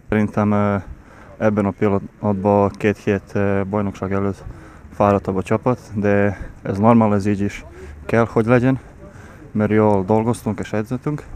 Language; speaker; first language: Hungarian; non-native, fluent; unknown